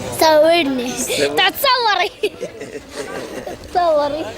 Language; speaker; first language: Arabic; native; Arabic